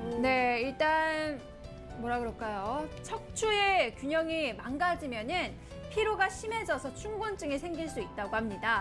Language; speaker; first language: Korean; native; Korean